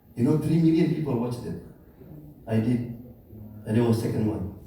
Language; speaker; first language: English; non-native, learner; Indonesian